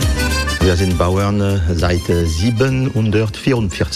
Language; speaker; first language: German; non-native, learner; French